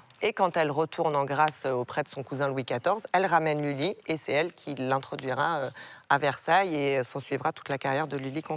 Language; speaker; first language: French; native; French